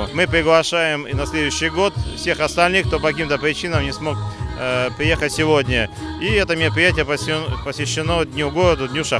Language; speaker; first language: Russian; native; Russian